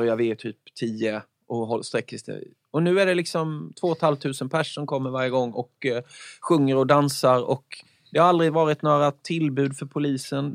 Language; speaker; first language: Swedish; native; Swedish